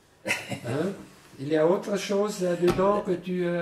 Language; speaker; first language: French; non-native, learner; German